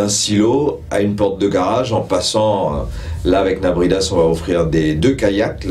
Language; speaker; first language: French; non-native, local second language; Morisyen